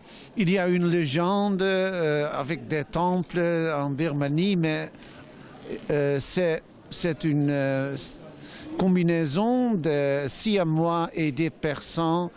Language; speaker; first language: French; non-native, fluent; Dutch